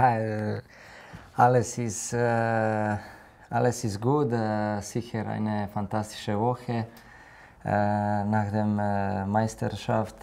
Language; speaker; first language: German; non-native, learner; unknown